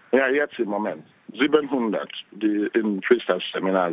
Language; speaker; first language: German; non-native, fluent; Igbo